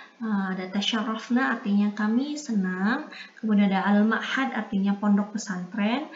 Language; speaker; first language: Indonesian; native; Indonesian